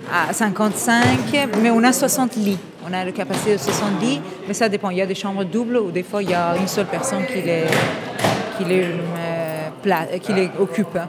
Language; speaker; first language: French; non-native, fluent; Persian